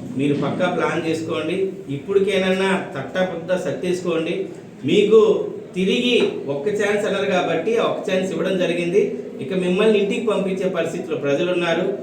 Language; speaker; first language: Telugu; native; Telugu